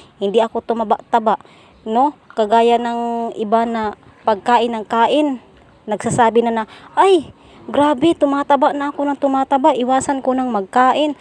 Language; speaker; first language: Filipino; non-native, local second language; Cebuano